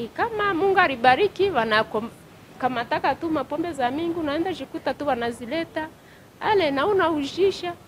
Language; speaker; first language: Swahili; non-native, local second language; Kinyarwanda